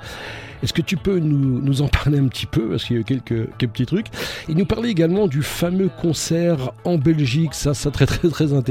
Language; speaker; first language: French; native; French